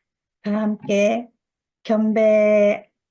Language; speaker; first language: Korean; native; Korean